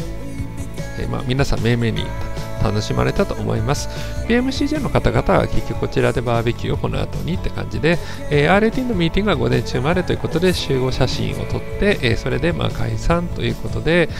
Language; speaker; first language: Japanese; native; Japanese